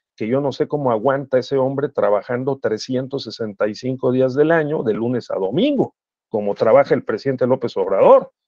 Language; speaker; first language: Spanish; native; Spanish